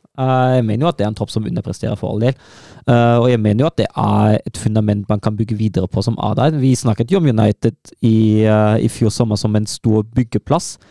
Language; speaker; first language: Norwegian; non-native, fluent; German